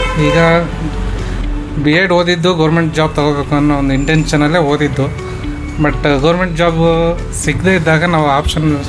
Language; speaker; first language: Kannada; native; Kannada